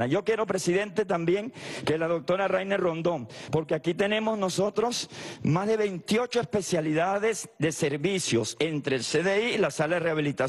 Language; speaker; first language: Spanish; native; Spanish